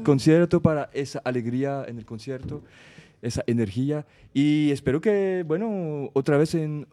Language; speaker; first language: Spanish; non-native, fluent; French